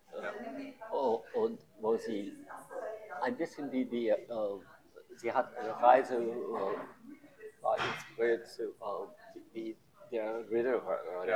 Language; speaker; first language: German; non-native, learner; English